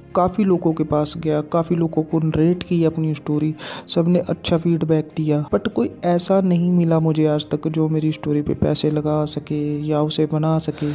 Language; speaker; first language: Hindi; non-native, local second language; Punjabi